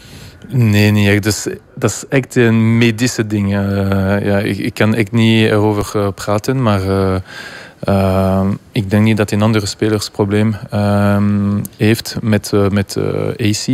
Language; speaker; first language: Dutch; non-native, local second language; French